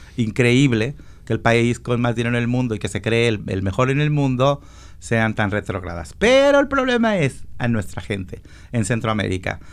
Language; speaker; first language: Spanish; native; Spanish